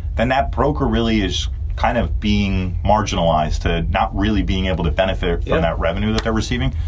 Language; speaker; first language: English; early bilingual, other home language; Turkish